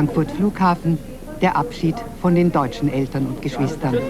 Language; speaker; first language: German; native; German